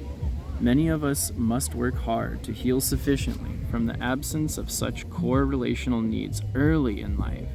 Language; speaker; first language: English; native; English